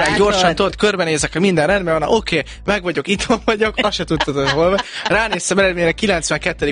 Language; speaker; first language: Hungarian; native; Hungarian